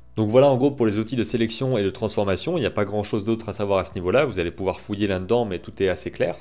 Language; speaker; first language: French; native; French